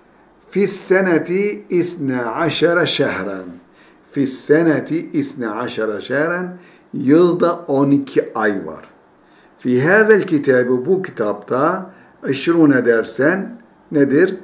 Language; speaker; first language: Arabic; non-native, fluent; Turkish